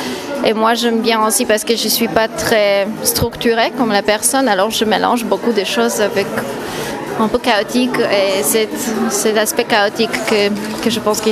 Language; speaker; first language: French; non-native, fluent; Polish